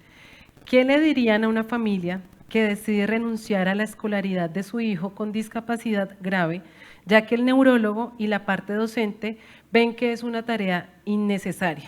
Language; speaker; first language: Spanish; native; Spanish